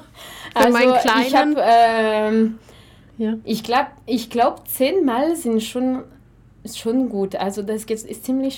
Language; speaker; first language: German; non-native, fluent; French